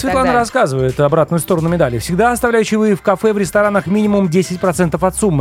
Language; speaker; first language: Russian; native; Russian